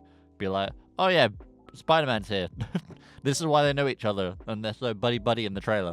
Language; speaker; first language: English; native; English